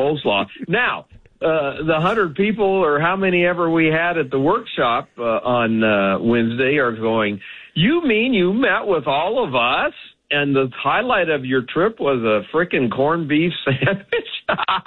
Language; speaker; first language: English; native; English